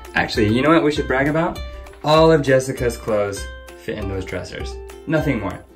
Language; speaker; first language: English; native; English